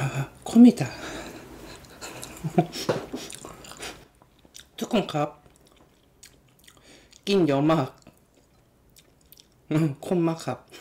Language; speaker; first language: Thai; non-native, learner; Korean